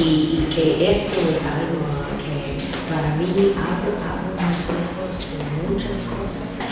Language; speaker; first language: Spanish; non-native, learner; English